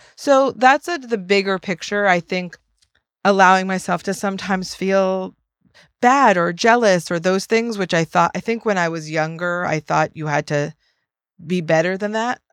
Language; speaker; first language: English; native; English